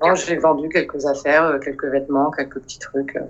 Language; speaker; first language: French; native; French